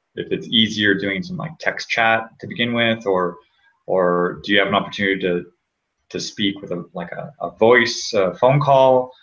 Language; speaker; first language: English; native; English